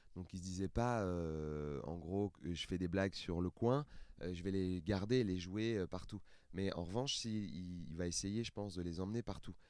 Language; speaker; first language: French; native; French